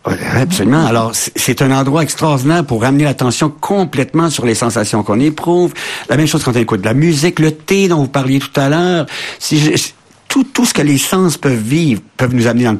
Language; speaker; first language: French; native; French